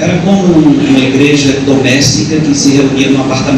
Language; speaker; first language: Portuguese; native; Portuguese